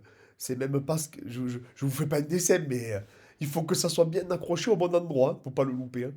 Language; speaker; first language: French; native; French